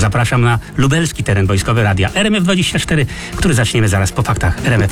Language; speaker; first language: Polish; native; Polish